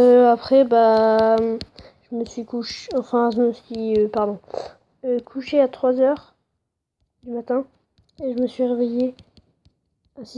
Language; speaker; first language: French; native; French